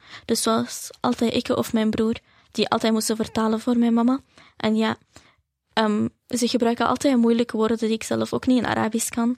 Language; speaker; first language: Dutch; early bilingual, other home language; Arabic